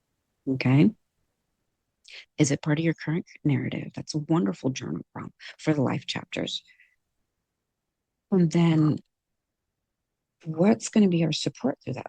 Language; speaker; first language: English; native; English